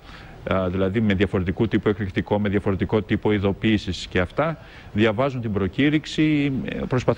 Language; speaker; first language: Greek; native; Greek